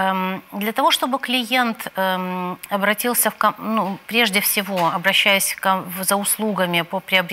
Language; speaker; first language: Russian; native; Russian